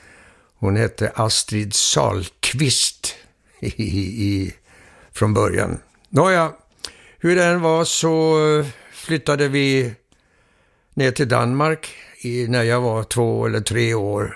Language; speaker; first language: Swedish; early bilingual, heritage; Swedish